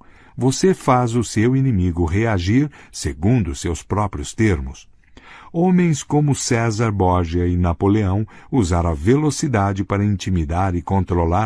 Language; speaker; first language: Portuguese; native; Portuguese